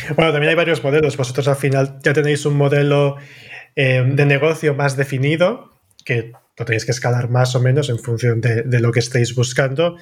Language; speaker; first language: Spanish; non-native, local second language; Catalan